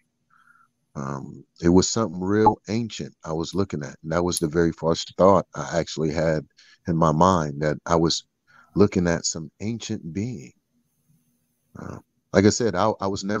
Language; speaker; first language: English; early bilingual, other home language; Filipino